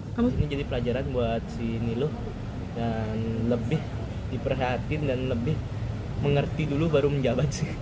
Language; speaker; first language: Indonesian; native; Indonesian